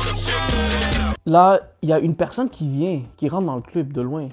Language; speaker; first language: French; native; French